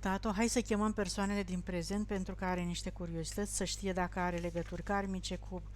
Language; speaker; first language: Romanian; native; Romanian